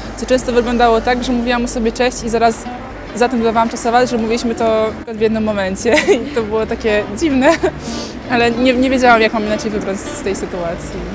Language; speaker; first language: Polish; native; Polish